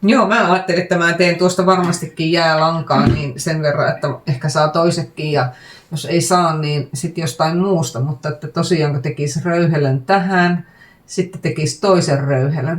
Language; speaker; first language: Finnish; native; Finnish